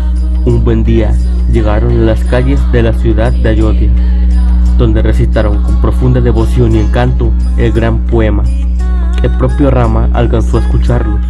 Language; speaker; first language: Spanish; native; Spanish